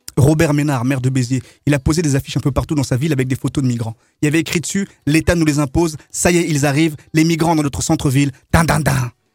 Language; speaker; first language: French; early bilingual, other home language; Lingala